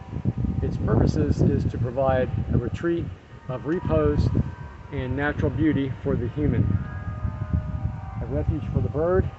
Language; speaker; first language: English; native; English